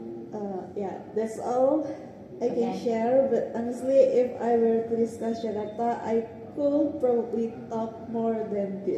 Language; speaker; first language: English; non-native, learner; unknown